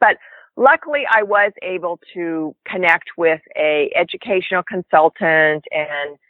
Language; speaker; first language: English; native; English